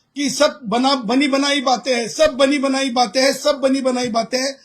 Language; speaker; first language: Hindi; non-native, local second language; Marathi